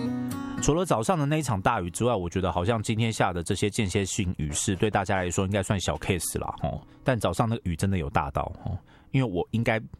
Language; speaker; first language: Chinese; native; Chinese